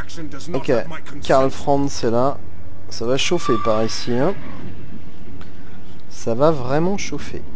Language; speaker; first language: French; native; French